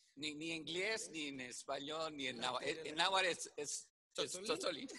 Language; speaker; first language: Spanish; early bilingual, heritage; Spanish